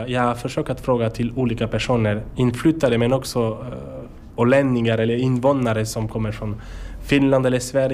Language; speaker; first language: Swedish; non-native, learner; French